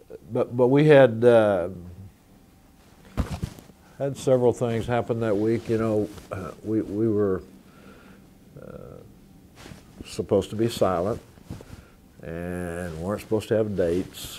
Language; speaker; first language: English; native; English